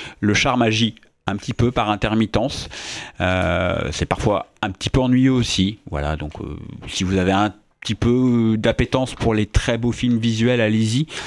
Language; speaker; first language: French; native; French